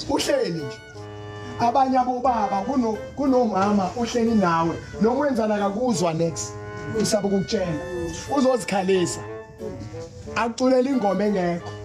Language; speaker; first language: Zulu; non-native, local second language; Southern Sotho